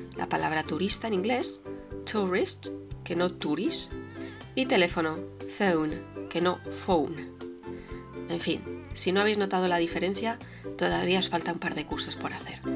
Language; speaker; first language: Spanish; native; Spanish